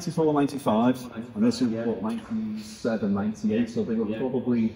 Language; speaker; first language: English; native; English